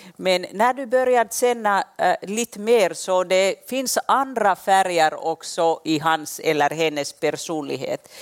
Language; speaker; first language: Swedish; non-native, local second language; Finnish